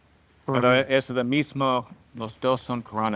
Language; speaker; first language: Spanish; non-native, learner; English